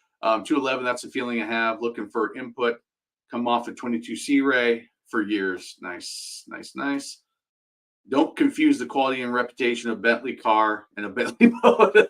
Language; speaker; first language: English; native; English